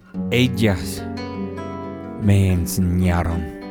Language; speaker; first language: Spanish; early bilingual, other home language; English